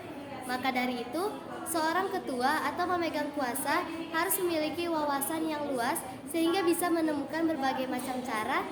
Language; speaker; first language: Indonesian; native; Indonesian